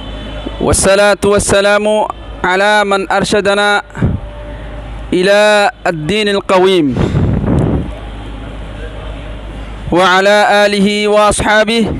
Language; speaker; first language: Arabic; non-native, learner; Rohingya